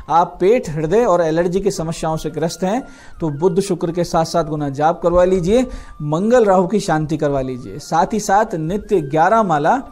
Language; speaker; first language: Hindi; native; Hindi